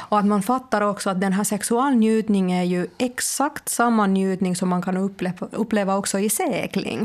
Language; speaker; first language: Swedish; native; Swedish